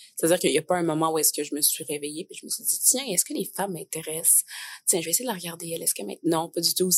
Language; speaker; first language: French; native; French